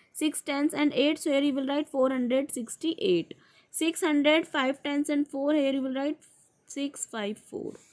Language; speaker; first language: Hindi; native; Hindi